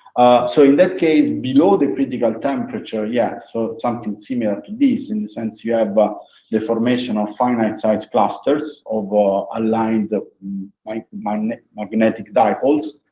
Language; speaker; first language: English; non-native, fluent; Italian